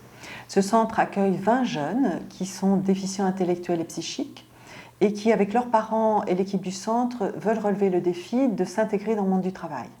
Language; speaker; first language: French; native; French